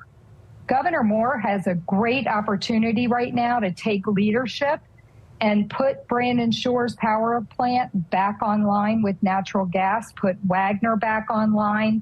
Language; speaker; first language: English; native; English